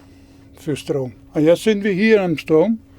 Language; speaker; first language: German; non-native, learner; Dutch